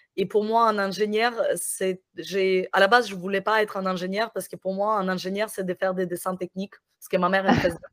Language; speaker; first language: French; non-native, fluent; Ukrainian